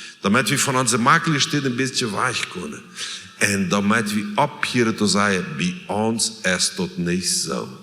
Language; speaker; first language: German; non-native, learner; Plautdietsch